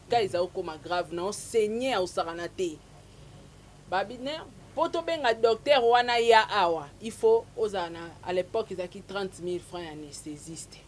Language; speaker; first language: Lingala; native; Lingala